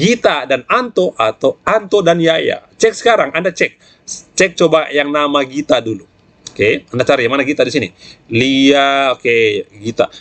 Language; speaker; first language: Indonesian; native; Indonesian